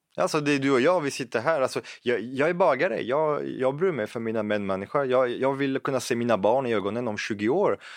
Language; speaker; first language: Swedish; non-native, fluent; French